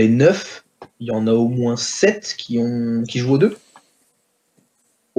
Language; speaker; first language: French; native; French